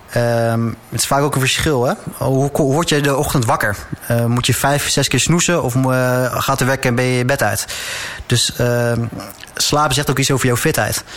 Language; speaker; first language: Dutch; native; Dutch